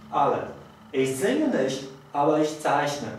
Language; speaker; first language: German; non-native, learner; Polish